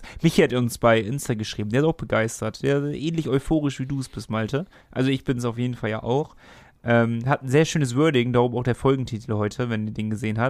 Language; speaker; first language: German; native; German